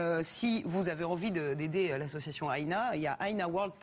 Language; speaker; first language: French; native; French